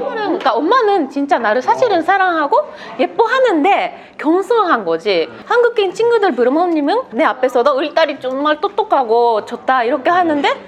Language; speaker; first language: Korean; non-native, fluent; Japanese